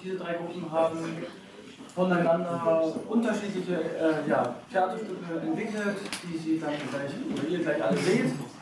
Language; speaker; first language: German; native; German